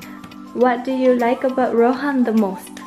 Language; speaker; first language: English; non-native, learner; Japanese